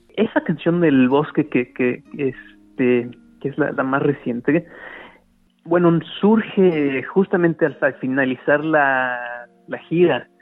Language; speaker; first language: Spanish; native; Spanish